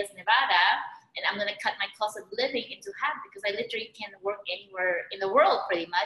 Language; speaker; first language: English; non-native, local second language; Filipino